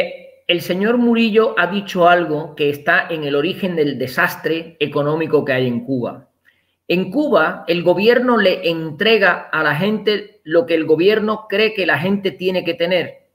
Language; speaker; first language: Spanish; native; Spanish